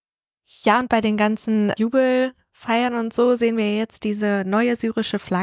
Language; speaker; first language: German; native; German